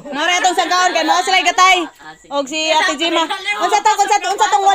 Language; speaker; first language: Cebuano; native; Cebuano